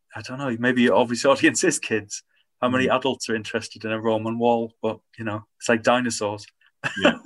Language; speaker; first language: English; native; English